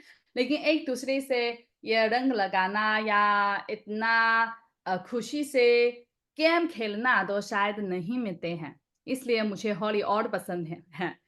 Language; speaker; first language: Hindi; non-native, fluent; Chinese